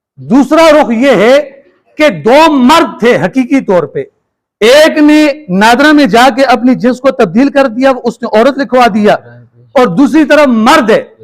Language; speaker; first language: Urdu; non-native, local second language; Northern Hindko